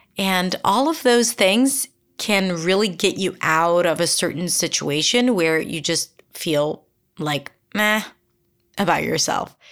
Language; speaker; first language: English; non-native, fluent; Hebrew